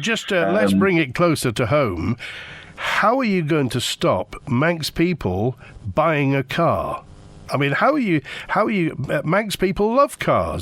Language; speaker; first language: English; native; English